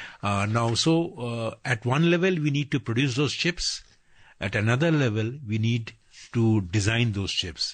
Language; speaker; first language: English; non-native, local second language; Bangla